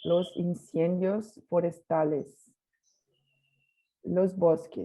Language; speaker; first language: Spanish; non-native, learner; Portuguese